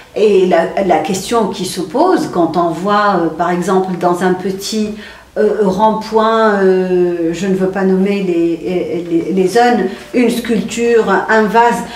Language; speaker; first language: French; non-native, local second language; Arabic